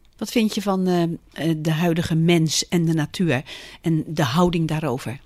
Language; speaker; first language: Dutch; native; Dutch